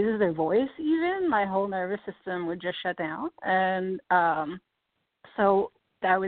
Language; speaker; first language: English; native; English